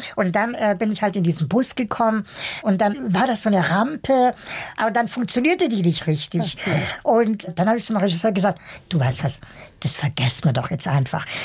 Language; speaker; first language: German; early bilingual, other home language; Bosnian